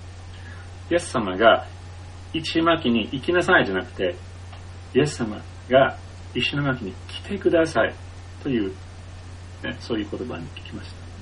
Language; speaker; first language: Japanese; non-native, fluent; English